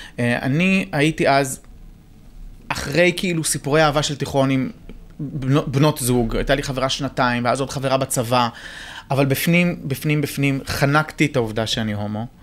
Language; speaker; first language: Hebrew; native; Hebrew